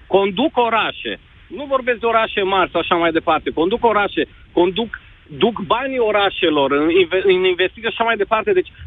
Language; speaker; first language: Romanian; native; Romanian